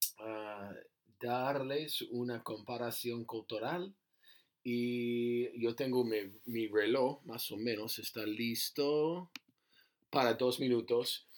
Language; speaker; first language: Spanish; non-native, learner; English